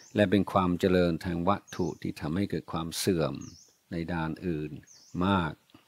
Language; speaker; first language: Thai; non-native, fluent; English